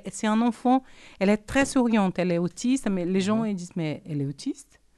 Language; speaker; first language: French; non-native, fluent; Portuguese